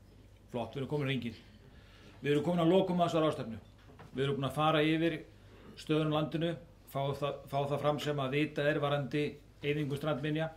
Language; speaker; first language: Icelandic; native; Icelandic